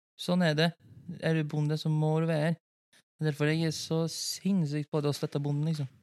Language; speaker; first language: Norwegian; non-native, fluent; Polish